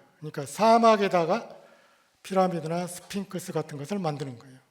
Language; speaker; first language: Korean; native; Korean